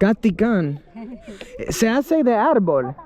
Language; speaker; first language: Spanish; early bilingual, heritage; English